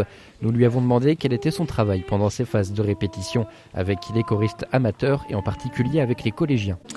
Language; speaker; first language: French; native; French